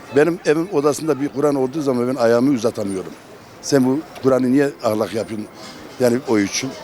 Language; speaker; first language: Turkish; non-native, local second language; Kurdish